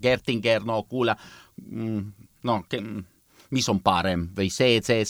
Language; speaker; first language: Estonian; non-native, learner; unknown